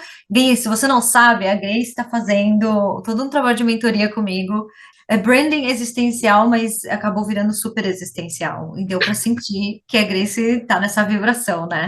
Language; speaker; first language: Portuguese; native; Portuguese